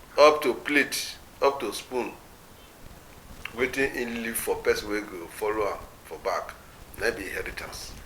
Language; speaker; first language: Nigerian Pidgin; non-native, local second language; Bini